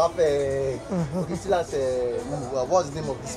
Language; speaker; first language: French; non-native, learner; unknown